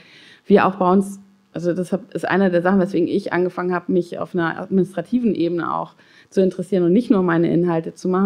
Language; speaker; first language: German; native; German